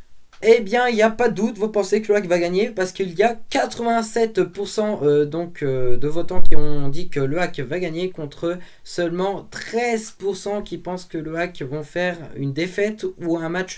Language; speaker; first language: French; native; French